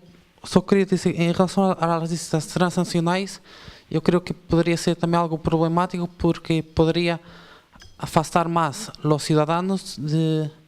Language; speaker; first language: Portuguese; non-native, learner; Spanish